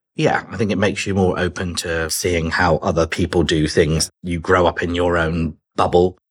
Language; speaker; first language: English; native; English